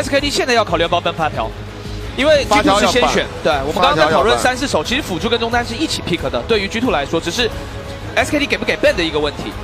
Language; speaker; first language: Chinese; native; Chinese